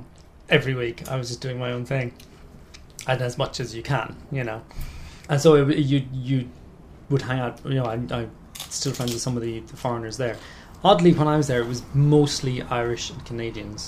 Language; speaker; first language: English; native; English